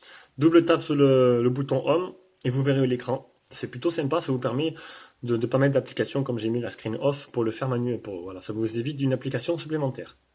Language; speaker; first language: French; native; French